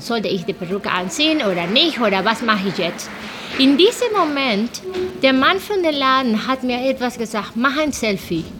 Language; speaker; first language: German; non-native, fluent; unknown